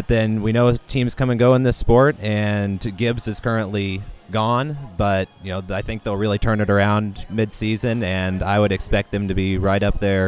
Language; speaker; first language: English; native; English